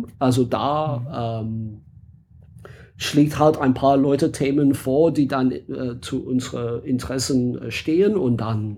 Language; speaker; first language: German; non-native, fluent; English